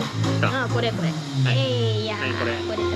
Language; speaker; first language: Japanese; non-native, learner; Vietnamese